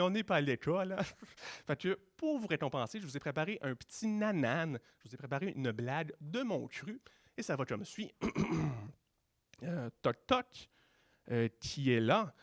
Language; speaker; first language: French; native; French